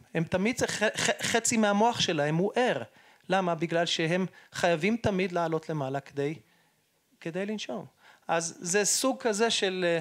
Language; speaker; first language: Hebrew; early bilingual, heritage; Hebrew